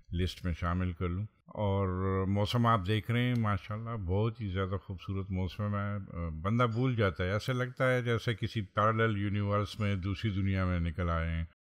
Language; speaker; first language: Urdu; non-native, local second language; Pashto